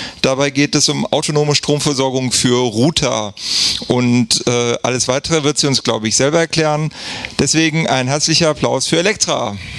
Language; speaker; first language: German; native; German